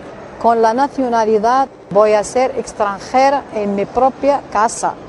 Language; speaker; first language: Spanish; non-native, fluent; Arabic